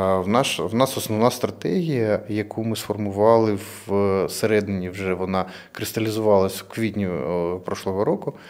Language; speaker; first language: Ukrainian; non-native, local second language; Russian